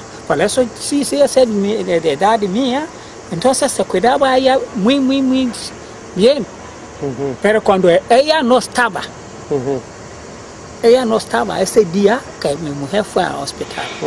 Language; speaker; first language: Spanish; non-native, learner; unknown